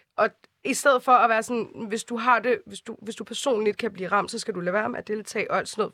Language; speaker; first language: Danish; early bilingual, other home language; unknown